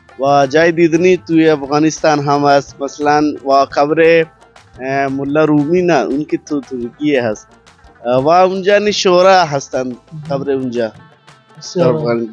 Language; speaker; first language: Persian; non-native, learner; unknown